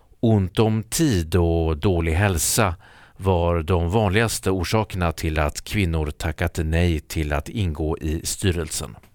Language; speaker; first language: Swedish; native; Swedish